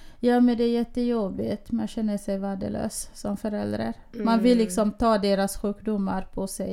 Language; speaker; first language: Swedish; early bilingual, other home language; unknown